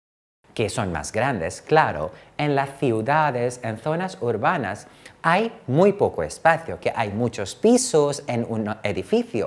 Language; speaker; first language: Spanish; non-native, fluent; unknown